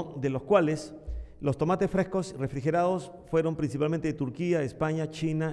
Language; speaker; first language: Spanish; native; Spanish